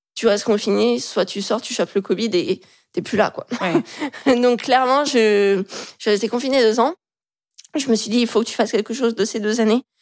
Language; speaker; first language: French; native; French